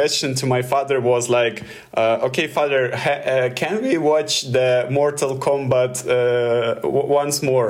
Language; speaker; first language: English; non-native, learner; Russian